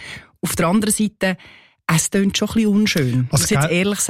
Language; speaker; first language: German; native; German